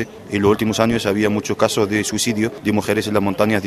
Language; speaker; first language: Spanish; non-native, fluent; Arabic